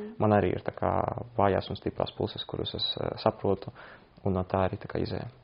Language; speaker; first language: Latvian; non-native, local second language; Russian